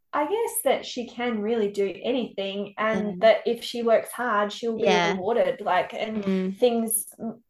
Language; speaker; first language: English; native; English